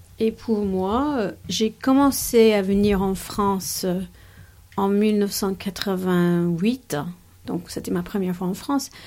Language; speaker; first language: French; non-native, fluent; English